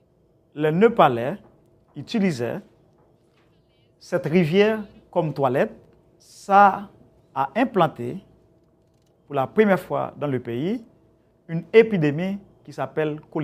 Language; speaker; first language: French; non-native, local second language; Haitian Creole